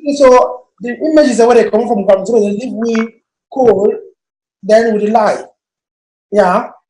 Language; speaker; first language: Nigerian Pidgin; native; Nigerian Pidgin